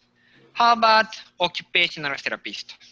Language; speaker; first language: English; non-native, fluent; Japanese